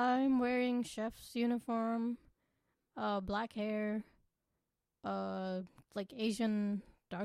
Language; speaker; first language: English; non-native, local second language; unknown